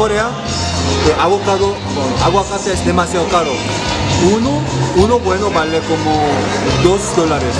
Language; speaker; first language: Spanish; non-native, learner; Korean